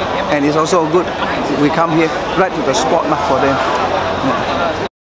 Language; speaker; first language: English; non-native, local second language; Chinese